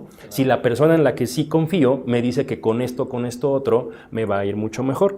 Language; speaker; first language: Spanish; native; Spanish